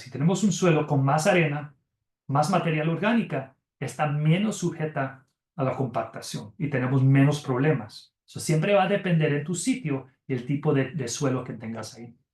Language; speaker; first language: Spanish; non-native, fluent; English